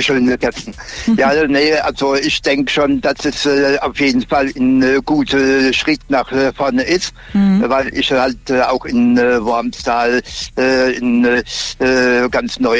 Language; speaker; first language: German; native; German